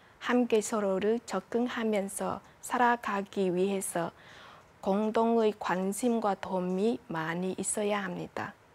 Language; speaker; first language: Korean; non-native, fluent; Vietnamese